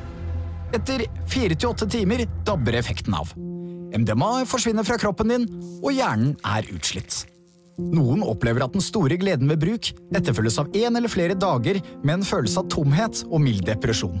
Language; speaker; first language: Norwegian; native; Norwegian